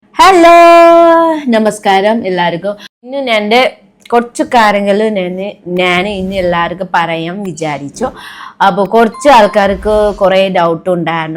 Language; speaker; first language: Malayalam; non-native, learner; Nepali